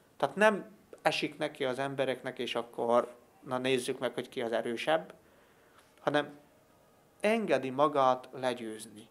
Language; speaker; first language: Hungarian; native; Hungarian